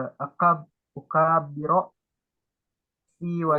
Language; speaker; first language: Arabic; non-native, learner; Indonesian